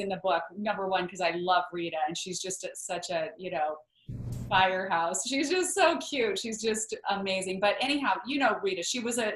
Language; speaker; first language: English; native; English